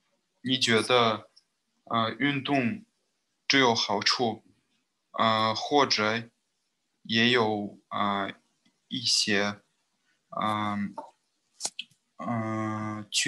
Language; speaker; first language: Chinese; non-native, learner; Russian